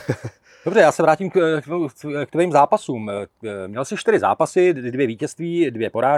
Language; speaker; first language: Czech; native; Czech